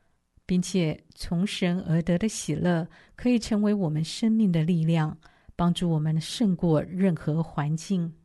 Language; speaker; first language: Chinese; native; Chinese